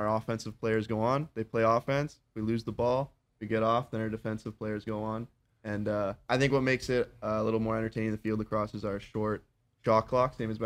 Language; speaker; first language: English; native; English